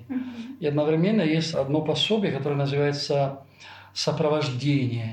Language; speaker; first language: Russian; non-native, fluent; Italian